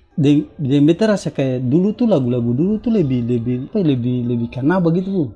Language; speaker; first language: Indonesian; native; Indonesian